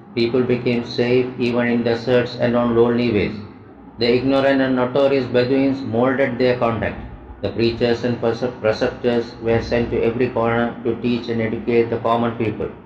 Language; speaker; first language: English; non-native, local second language; Malayalam